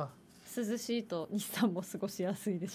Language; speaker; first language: Japanese; native; Japanese